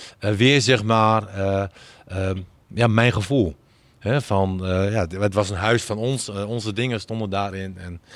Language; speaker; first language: Dutch; native; Dutch